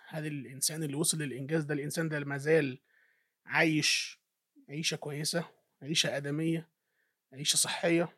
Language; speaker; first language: Arabic; native; Arabic